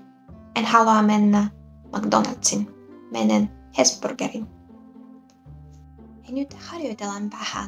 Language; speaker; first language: Finnish; non-native, learner; Russian